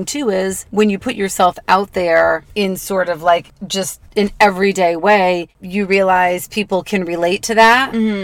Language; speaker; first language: English; native; English